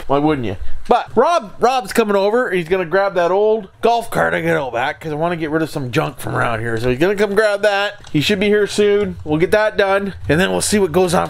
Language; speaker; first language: English; native; English